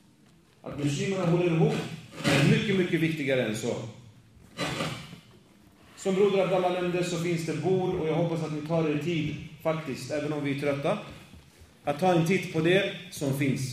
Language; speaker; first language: Swedish; native; Swedish